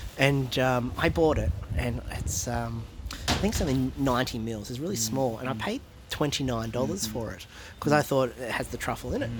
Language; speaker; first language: English; native; English